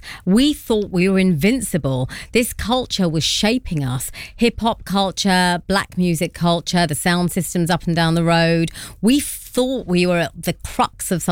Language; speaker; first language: English; native; English